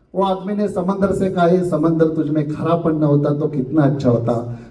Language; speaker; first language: Hindi; non-native, local second language; Marathi